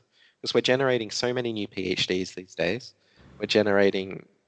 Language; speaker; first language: English; native; English